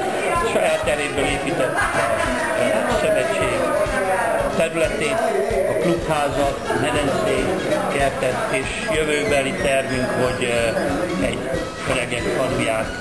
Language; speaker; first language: Hungarian; early bilingual, heritage; Hungarian